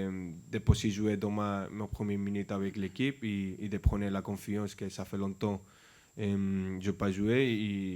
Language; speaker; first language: French; non-native, fluent; Spanish